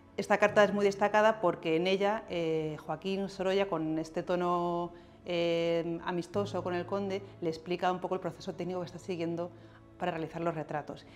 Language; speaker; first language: Spanish; native; Spanish